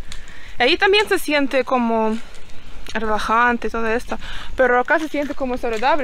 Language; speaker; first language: Spanish; non-native, learner; Ukrainian